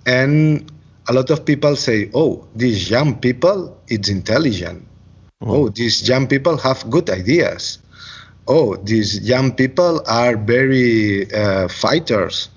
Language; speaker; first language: English; non-native, learner; Catalan